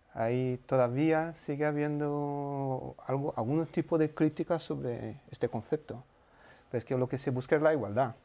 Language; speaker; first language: Spanish; non-native, fluent; Portuguese